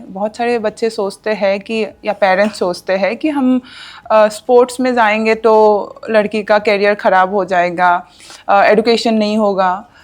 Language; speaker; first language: Hindi; non-native, local second language; Assamese